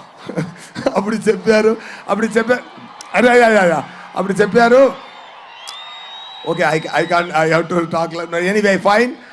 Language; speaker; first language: Telugu; non-native, learner; Tamil